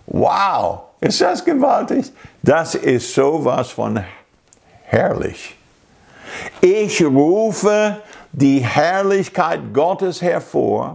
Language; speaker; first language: German; non-native, fluent; English